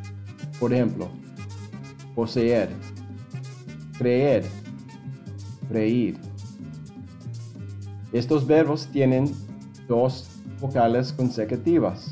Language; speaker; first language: Spanish; non-native, fluent; English